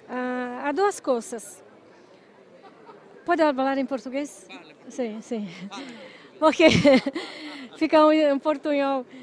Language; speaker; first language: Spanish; non-native, learner; Portuguese